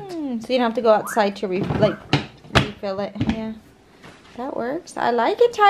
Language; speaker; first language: English; native; English